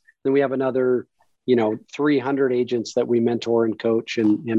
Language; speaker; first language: English; native; English